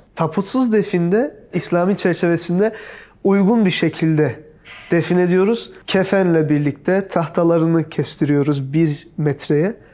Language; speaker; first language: Turkish; early bilingual, heritage; Turkish